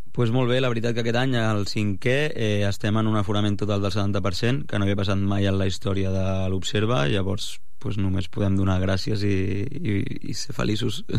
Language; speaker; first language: Catalan; non-native, local second language; Spanish